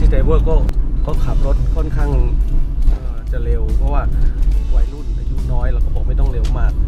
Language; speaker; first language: Thai; native; Thai